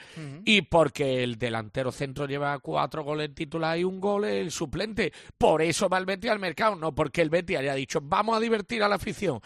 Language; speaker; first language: Spanish; native; Spanish